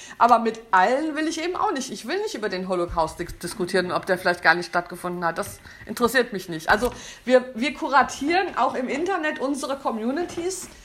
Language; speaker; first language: German; native; German